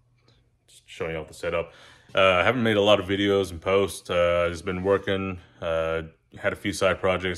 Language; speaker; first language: English; native; English